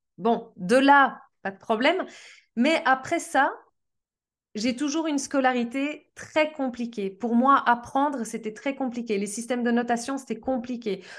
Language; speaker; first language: French; early bilingual, other home language; Portuguese